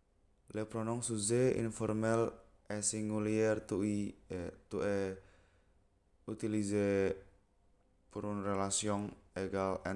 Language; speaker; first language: French; non-native, learner; Indonesian